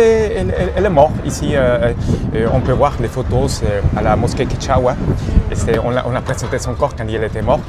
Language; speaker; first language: French; non-native, fluent; Spanish